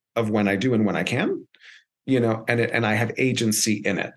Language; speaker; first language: English; early bilingual, other home language; Spanish